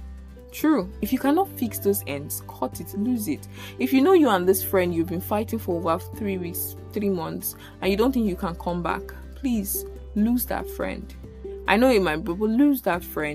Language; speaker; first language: English; non-native, local second language; Yoruba